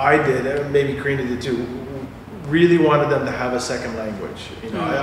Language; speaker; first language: English; native; English